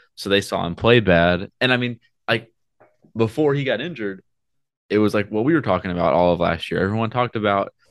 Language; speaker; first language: English; native; English